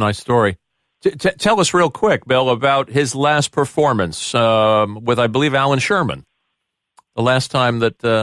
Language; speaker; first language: English; native; English